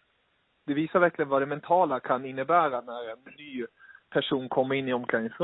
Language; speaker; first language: Swedish; native; Swedish